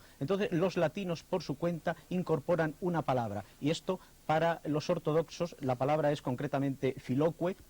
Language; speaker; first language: Spanish; native; Spanish